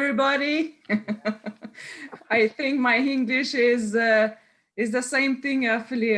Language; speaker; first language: English; non-native, learner; French